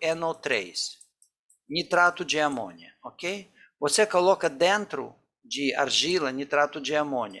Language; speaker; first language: Portuguese; non-native, fluent; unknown